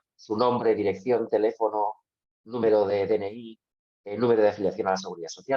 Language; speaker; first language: Spanish; non-native, local second language; Catalan